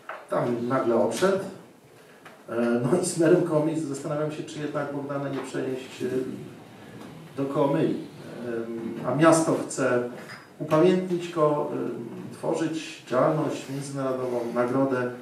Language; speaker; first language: Polish; non-native, fluent; German